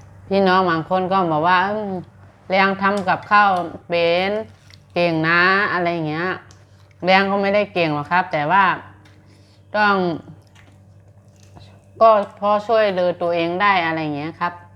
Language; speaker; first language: Thai; non-native, fluent; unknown